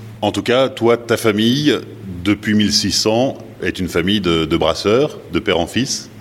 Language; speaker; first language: French; native; French